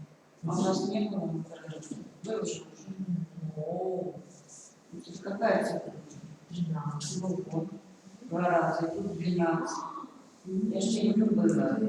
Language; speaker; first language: Russian; non-native, learner; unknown